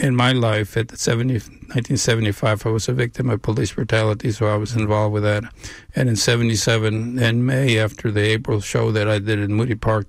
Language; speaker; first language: English; non-native, local second language; Spanish